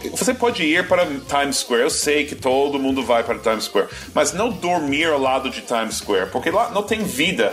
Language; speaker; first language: Portuguese; non-native, fluent; English